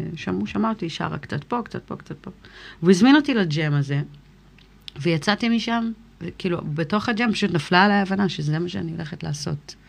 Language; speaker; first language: Hebrew; early bilingual, other home language; English